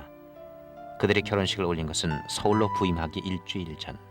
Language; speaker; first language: Korean; native; Korean